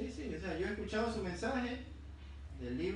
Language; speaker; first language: Spanish; native; Spanish